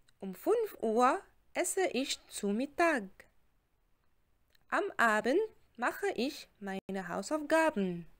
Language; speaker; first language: German; non-native, fluent; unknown